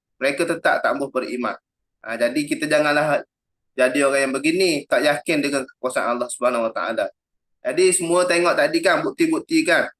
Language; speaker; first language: Malay; native; Malay